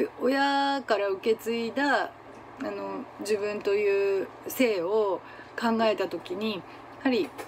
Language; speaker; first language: Japanese; native; Japanese